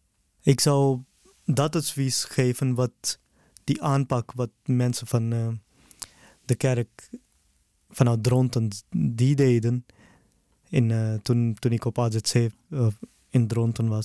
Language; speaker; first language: Dutch; early bilingual, other home language; Urdu